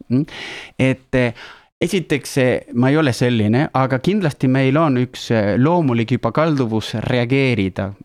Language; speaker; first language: Estonian; non-native, fluent; Spanish